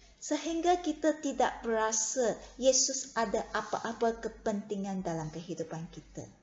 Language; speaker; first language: Malay; non-native, local second language; Chinese